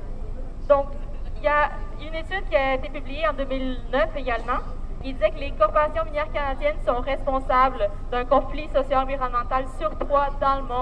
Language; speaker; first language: French; native; French